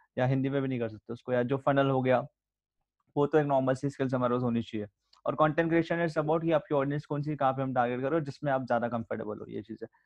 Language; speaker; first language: Hindi; native; Hindi